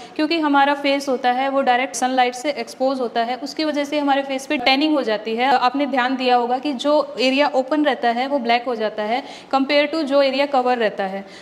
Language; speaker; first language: Hindi; native; Hindi